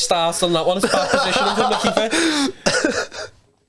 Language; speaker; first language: English; native; English